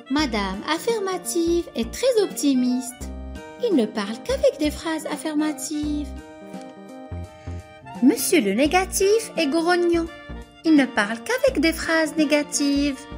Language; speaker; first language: French; non-native, local second language; Arabic